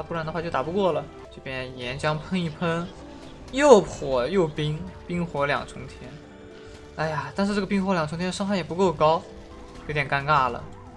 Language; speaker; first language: Chinese; native; Chinese